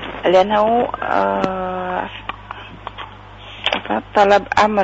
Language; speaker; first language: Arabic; non-native, learner; Indonesian